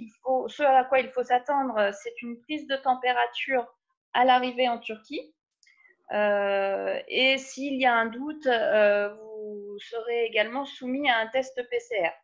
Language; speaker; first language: French; native; French